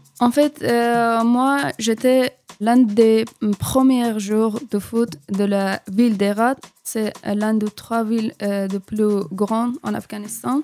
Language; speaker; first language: French; non-native, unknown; Persian